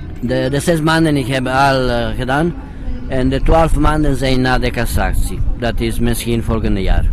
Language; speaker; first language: Dutch; non-native, learner; Italian